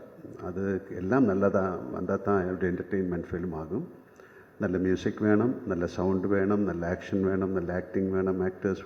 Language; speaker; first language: Tamil; non-native, local second language; Malayalam